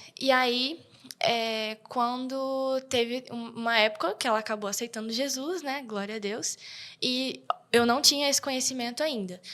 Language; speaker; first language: Portuguese; early bilingual, heritage; Portuguese